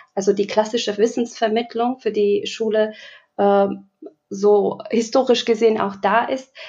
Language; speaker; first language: German; non-native, fluent; Slovak